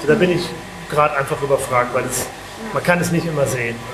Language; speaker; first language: German; native; German